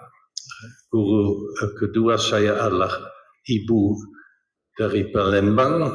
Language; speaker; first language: Indonesian; non-native, fluent; Dutch